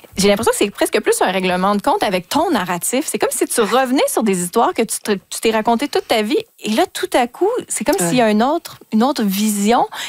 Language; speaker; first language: French; native; French